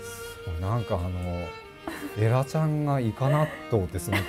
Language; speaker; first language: Japanese; native; Japanese